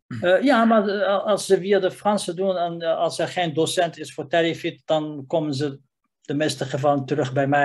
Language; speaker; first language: Dutch; non-native, fluent; Riffian